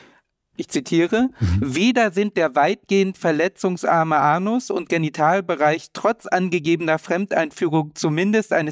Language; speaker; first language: German; native; German